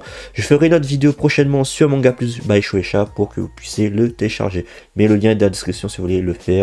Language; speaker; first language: French; native; French